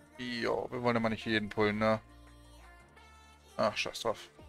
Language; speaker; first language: German; native; German